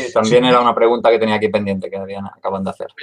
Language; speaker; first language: Spanish; native; Spanish